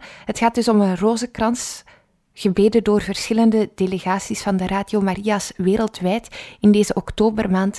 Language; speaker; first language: Dutch; native; Dutch